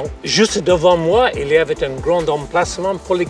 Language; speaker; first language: French; non-native, fluent; English